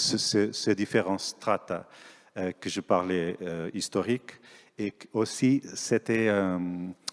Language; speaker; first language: French; non-native, fluent; Portuguese